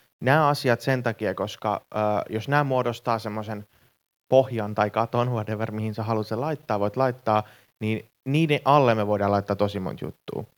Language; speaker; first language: Finnish; native; Finnish